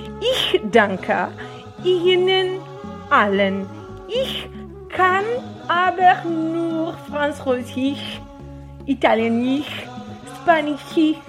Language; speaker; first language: German; non-native, learner; Portuguese